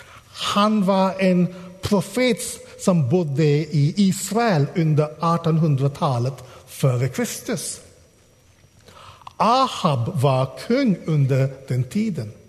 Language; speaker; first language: Swedish; non-native, fluent; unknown